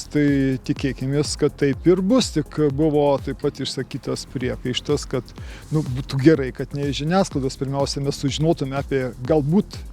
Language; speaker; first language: Lithuanian; native; Lithuanian